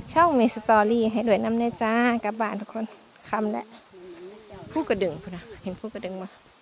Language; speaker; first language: Thai; native; Thai